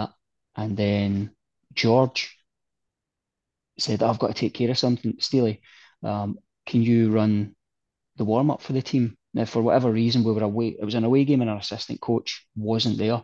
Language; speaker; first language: English; native; English